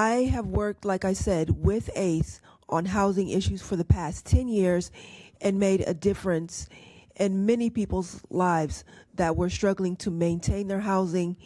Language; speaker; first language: English; native; English